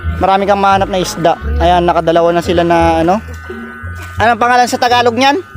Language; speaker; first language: Filipino; non-native, local second language; Iloko